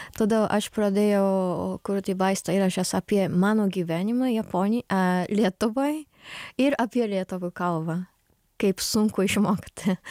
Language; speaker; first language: Lithuanian; non-native, learner; Japanese